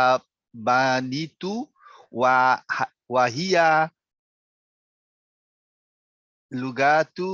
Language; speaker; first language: Arabic; non-native, learner; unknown